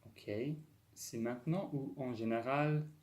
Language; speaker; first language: French; non-native, fluent; English